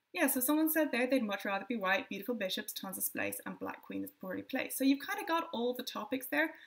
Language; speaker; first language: English; native; English